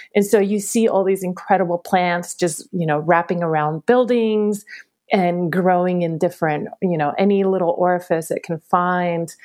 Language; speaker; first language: English; early bilingual, other home language; Spanish